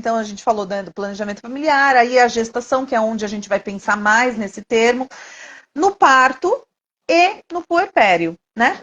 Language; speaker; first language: Portuguese; native; Portuguese